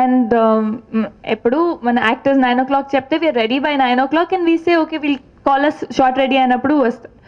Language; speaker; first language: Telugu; non-native, fluent; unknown